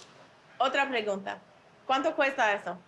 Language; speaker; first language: Spanish; non-native, learner; English